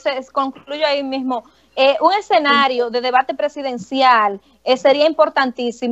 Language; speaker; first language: Spanish; native; Spanish